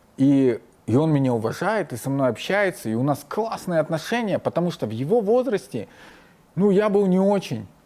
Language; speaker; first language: Russian; native; Russian